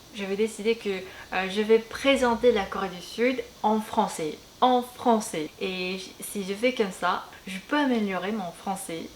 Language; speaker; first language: French; non-native, fluent; Korean